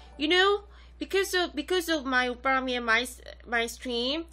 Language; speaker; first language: English; non-native, local second language; Korean